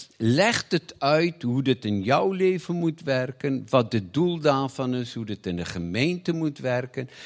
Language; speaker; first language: Dutch; non-native, fluent; Afrikaans